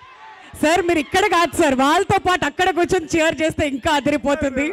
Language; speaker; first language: Telugu; native; Telugu